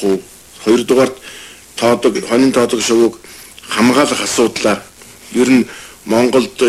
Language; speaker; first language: Mongolian; native; Mongolian